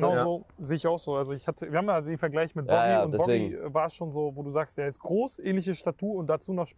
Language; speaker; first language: German; native; German